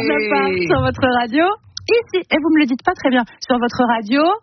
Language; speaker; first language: French; native; French